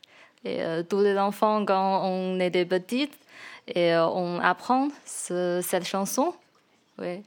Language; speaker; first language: French; non-native, learner; Chinese